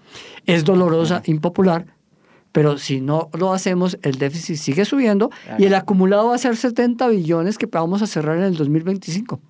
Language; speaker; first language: Spanish; native; Spanish